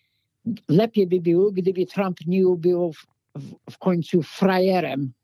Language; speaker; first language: Polish; non-native, fluent; English